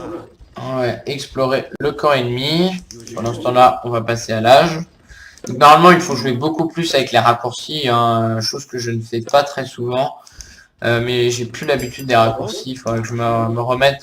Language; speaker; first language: French; native; French